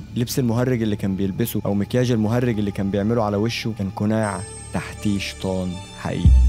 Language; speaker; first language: Arabic; native; Arabic